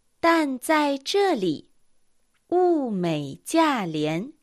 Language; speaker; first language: Chinese; non-native, fluent; Japanese